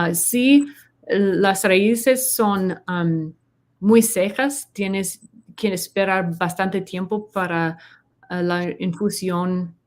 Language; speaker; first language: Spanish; non-native, learner; English